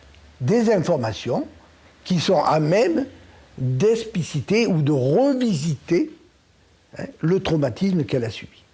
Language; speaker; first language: French; native; French